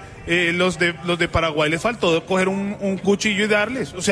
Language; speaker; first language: Spanish; native; Spanish